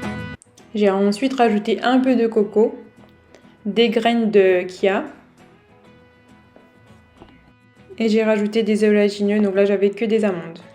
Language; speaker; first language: French; native; French